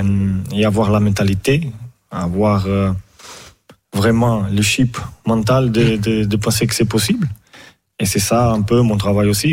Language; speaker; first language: French; non-native, fluent; Portuguese